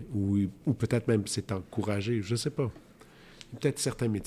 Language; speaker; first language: French; native; French